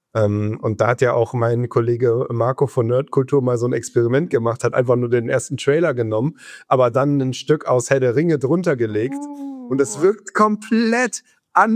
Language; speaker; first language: German; native; German